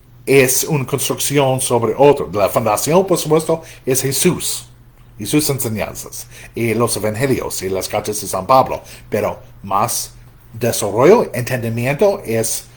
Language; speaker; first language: Spanish; non-native, fluent; English